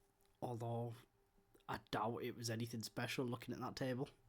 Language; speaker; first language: English; native; English